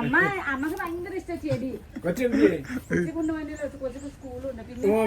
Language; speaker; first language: Malayalam; non-native, learner; Nepali